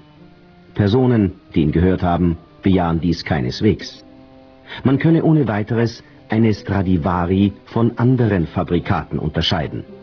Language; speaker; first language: German; native; German